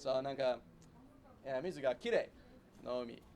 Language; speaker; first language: Japanese; non-native, learner; English